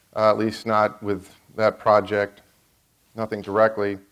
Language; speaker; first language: English; native; English